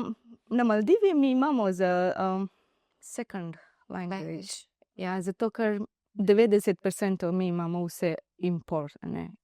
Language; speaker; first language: Slovenian; non-native, learner; Divehi